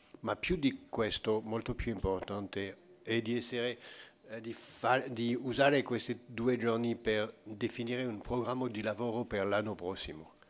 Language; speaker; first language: Italian; non-native, fluent; French